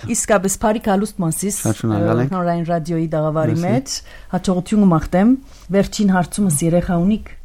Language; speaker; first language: Armenian; native; Armenian